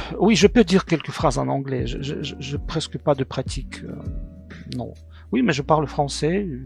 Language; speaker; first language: French; non-native, fluent; Russian